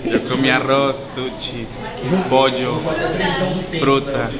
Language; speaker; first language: Portuguese; non-native, learner; Spanish